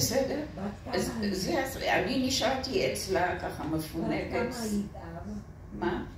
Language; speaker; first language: Hebrew; non-native, fluent; French